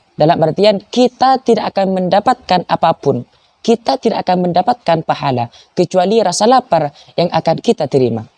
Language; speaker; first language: Malay; non-native, local second language; Madurese